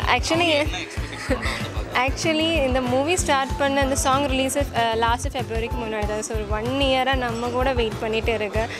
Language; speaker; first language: Tamil; non-native, local second language; Malayalam